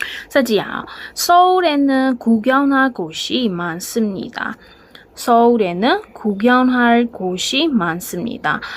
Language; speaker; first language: Korean; non-native, fluent; Burmese